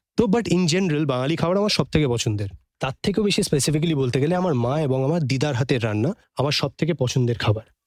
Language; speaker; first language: Bangla; native; Bangla